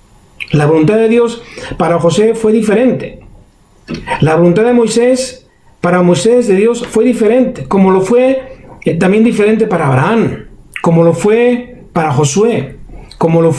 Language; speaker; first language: Spanish; native; Spanish